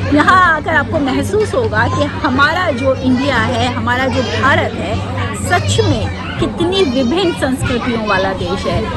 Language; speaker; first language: Hindi; native; Hindi